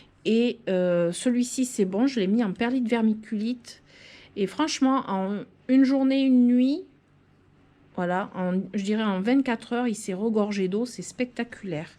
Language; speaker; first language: French; native; French